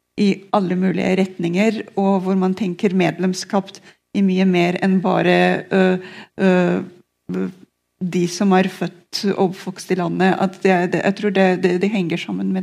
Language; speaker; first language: Norwegian; non-native, fluent; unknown